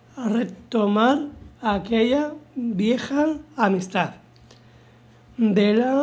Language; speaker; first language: Spanish; native; Spanish